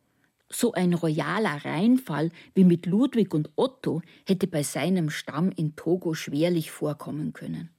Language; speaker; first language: German; native; German